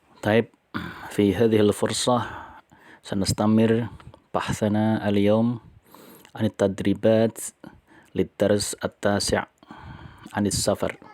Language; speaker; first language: Arabic; non-native, fluent; Indonesian